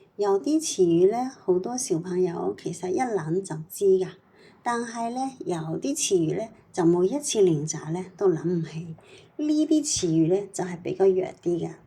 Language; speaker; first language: Cantonese; non-native, fluent; Chinese